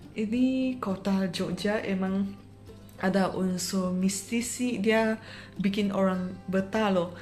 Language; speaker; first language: Indonesian; non-native, fluent; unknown